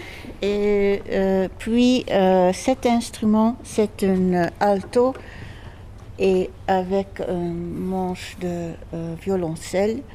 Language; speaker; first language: French; non-native, learner; Dutch